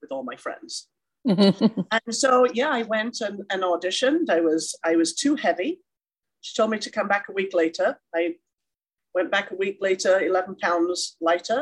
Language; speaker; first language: English; native; English